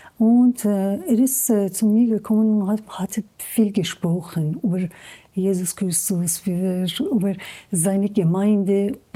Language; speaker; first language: German; non-native, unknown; Persian